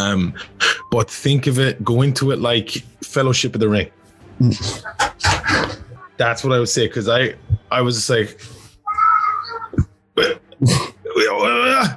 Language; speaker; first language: English; native; English